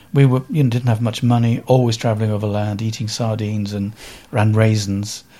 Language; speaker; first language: English; native; English